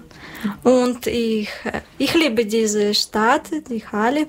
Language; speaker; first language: German; non-native, learner; Russian